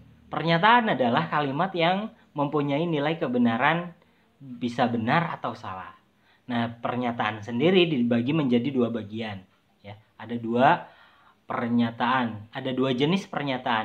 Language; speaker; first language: Indonesian; native; Indonesian